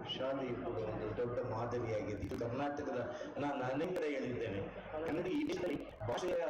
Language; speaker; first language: Kannada; non-native, local second language; Telugu